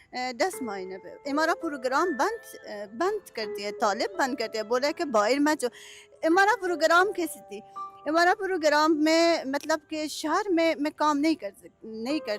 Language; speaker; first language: Hindi; non-native, learner; Persian